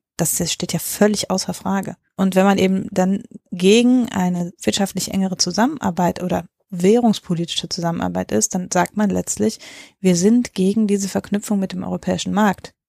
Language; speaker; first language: German; native; German